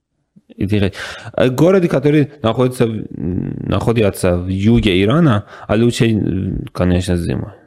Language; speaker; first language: Russian; non-native, learner; Persian